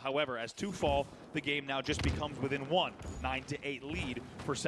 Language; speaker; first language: English; native; English